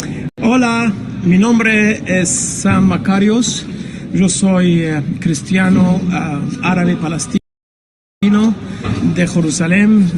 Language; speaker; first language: Spanish; non-native, fluent; Arabic